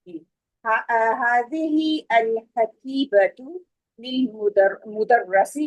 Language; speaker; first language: Arabic; non-native, learner; Urdu